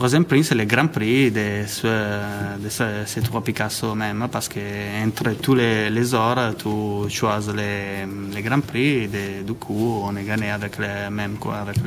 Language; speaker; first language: French; non-native, learner; Italian